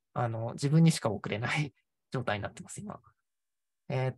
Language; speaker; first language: Japanese; native; Japanese